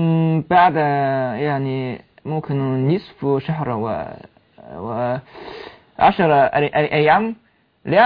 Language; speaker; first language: Arabic; non-native, learner; Chinese